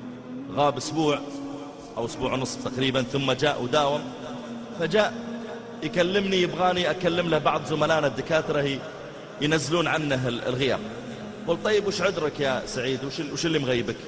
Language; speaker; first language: Arabic; native; Arabic